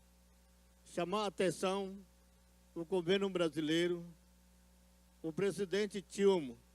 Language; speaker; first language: Portuguese; non-native, local second language; Yanomámi